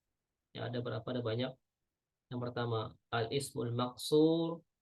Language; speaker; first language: Indonesian; native; Indonesian